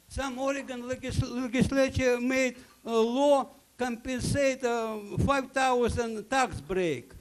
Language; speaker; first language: English; non-native, learner; Russian